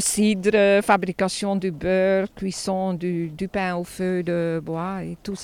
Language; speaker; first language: French; non-native, fluent; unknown